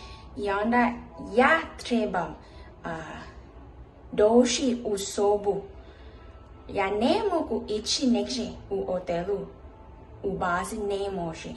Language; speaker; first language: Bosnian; early bilingual, heritage; Bosnian